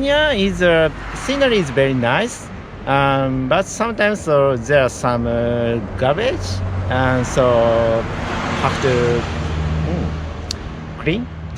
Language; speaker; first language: English; non-native, learner; Japanese